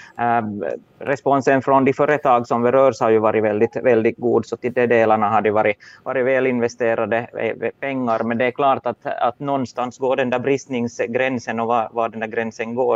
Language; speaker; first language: Swedish; native; Swedish